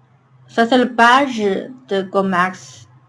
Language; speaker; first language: French; non-native, learner; Chinese